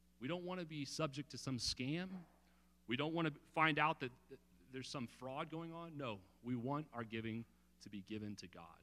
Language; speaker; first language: English; native; English